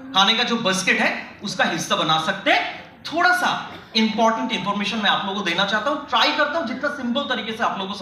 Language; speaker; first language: Hindi; non-native, local second language; Bangla